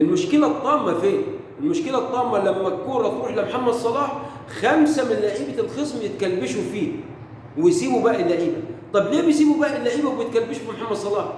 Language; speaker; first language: Arabic; native; Arabic